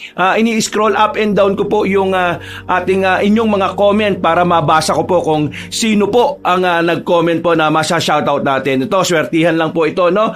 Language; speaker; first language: Filipino; native; Filipino